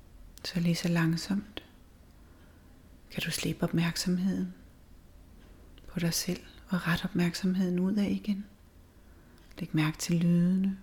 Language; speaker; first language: Danish; native; Danish